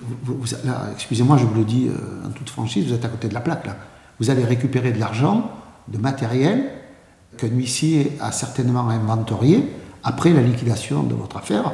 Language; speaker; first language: French; native; French